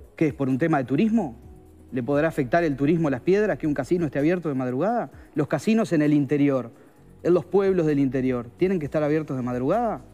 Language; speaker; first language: Spanish; native; Spanish